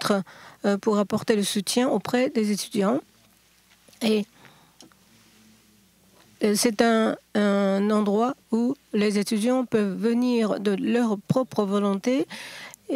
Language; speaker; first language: French; non-native, learner; Japanese